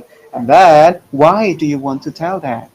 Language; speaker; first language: English; non-native, fluent; Indonesian